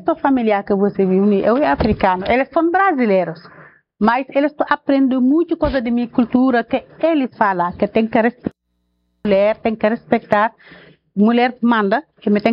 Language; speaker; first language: Portuguese; non-native, learner; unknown